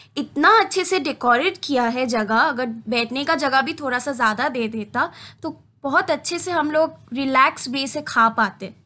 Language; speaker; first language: Hindi; non-native, local second language; Bangla